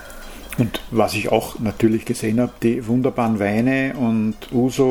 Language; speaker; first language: German; native; German